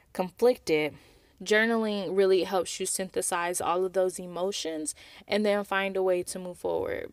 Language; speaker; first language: English; native; English